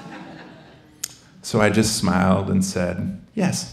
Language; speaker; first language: English; native; English